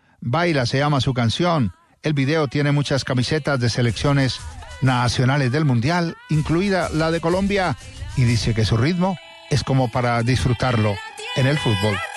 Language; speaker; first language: Spanish; native; Spanish